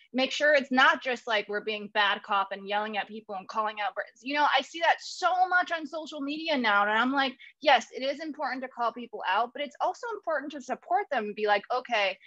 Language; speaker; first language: English; native; English